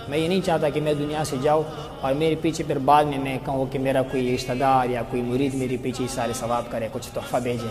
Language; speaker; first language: Urdu; non-native, local second language; Pashto